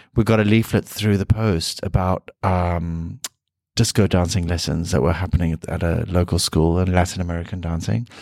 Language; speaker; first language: English; native; English